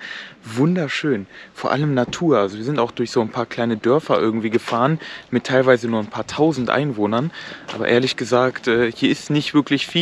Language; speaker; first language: German; native; German